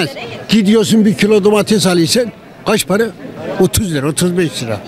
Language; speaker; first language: Turkish; native; Turkish